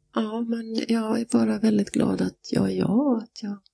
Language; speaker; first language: Swedish; native; Swedish